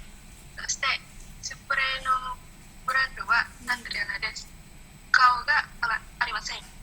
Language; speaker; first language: Japanese; non-native, learner; Indonesian